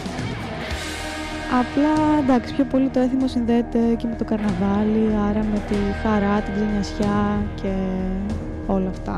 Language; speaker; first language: Greek; native; Greek